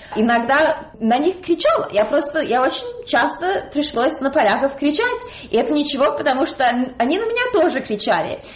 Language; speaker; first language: Russian; early bilingual, heritage; Russian